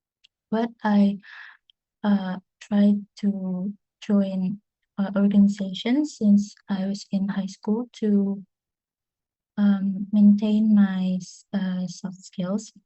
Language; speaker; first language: English; non-native, fluent; Indonesian